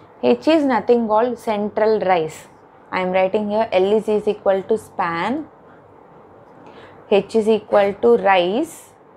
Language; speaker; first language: English; non-native, local second language; Telugu